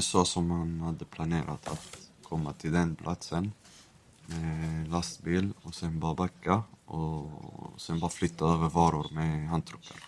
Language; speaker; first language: Swedish; non-native, fluent; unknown